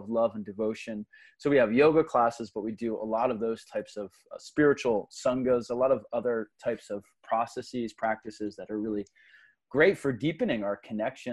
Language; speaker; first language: English; native; English